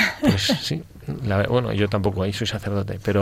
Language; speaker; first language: Spanish; native; Spanish